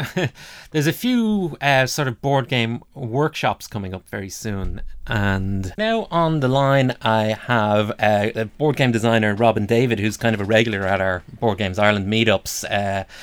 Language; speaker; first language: English; native; English